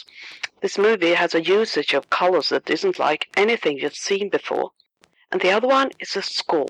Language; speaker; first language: English; non-native, fluent; Swedish